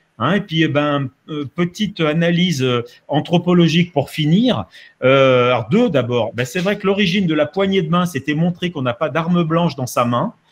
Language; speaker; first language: French; native; French